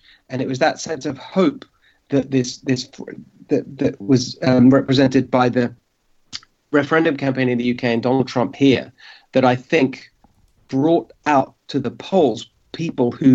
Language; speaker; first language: English; native; English